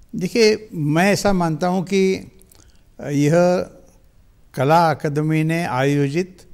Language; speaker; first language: Hindi; non-native, local second language; Marathi